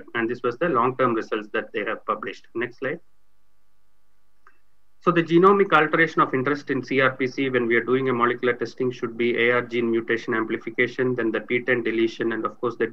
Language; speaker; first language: English; non-native, local second language; Tamil